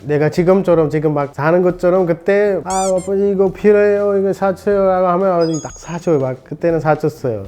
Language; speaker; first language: Korean; non-native, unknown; Sinhala